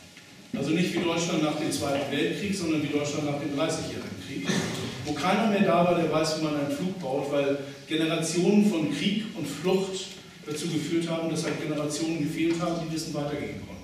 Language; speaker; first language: German; native; German